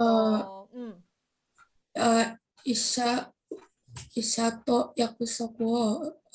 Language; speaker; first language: Japanese; non-native, learner; Indonesian